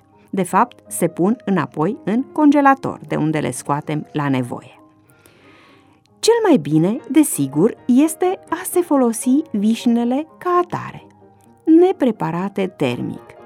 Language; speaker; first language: Romanian; native; Romanian